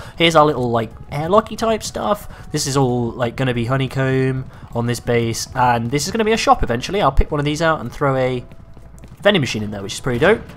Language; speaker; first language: English; native; English